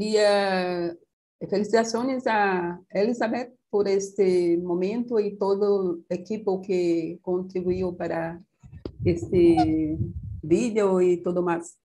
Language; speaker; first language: Portuguese; non-native, fluent; Spanish